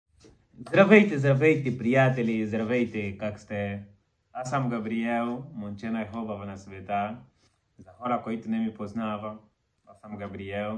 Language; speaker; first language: Bulgarian; non-native, learner; Portuguese